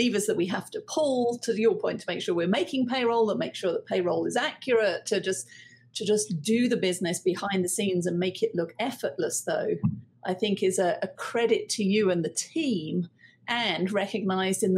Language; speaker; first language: English; native; English